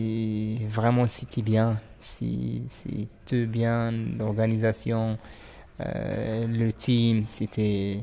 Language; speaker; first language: French; non-native, learner; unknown